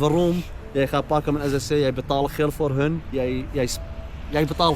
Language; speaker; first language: Dutch; non-native, learner; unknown